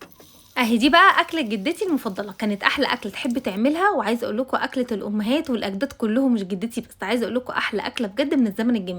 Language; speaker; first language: Arabic; native; Arabic